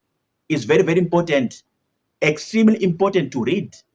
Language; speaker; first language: English; non-native, local second language; Shona